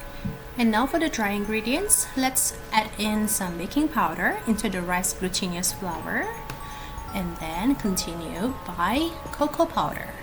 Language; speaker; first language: English; non-native, local second language; Indonesian